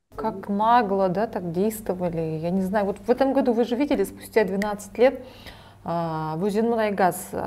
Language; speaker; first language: Russian; non-native, local second language; Kazakh